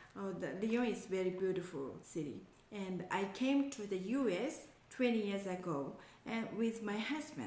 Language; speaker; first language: English; non-native, learner; Japanese